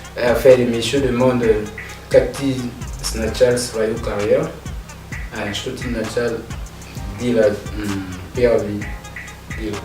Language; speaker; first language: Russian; non-native, learner; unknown